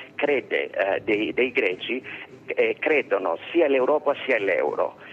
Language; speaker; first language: Italian; non-native, fluent; Greek